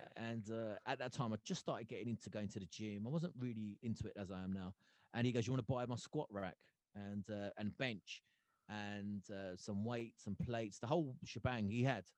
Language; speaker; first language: English; early bilingual, other home language; Punjabi